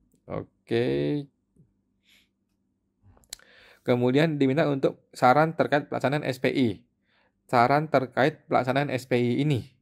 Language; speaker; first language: Indonesian; native; Indonesian